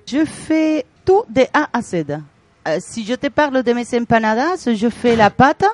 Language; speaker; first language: French; non-native, fluent; Spanish